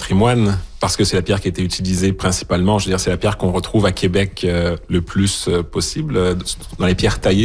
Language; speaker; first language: French; native; French